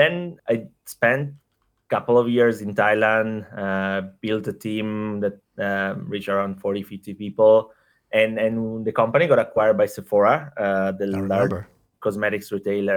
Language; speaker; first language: English; non-native, fluent; Italian